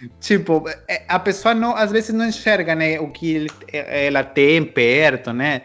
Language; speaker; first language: Portuguese; non-native, fluent; Spanish